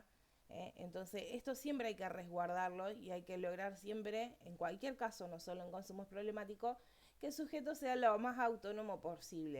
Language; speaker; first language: Spanish; native; Spanish